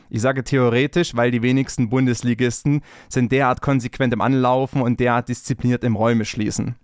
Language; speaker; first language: German; native; German